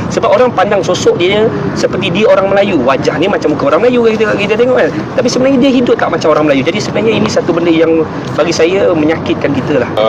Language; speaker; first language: Malay; native; Malay